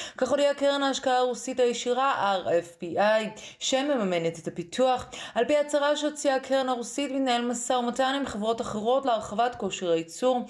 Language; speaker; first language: Hebrew; native; Hebrew